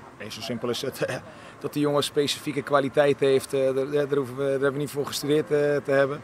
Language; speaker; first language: Dutch; native; Dutch